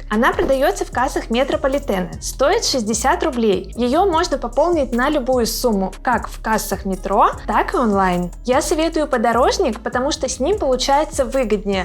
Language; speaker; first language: Russian; native; Russian